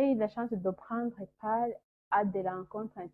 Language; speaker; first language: French; non-native, local second language; Kinyarwanda